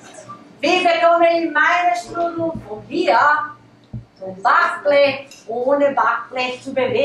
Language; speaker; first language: German; non-native, fluent; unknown